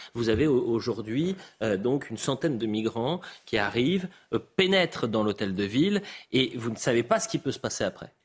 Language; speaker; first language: French; native; French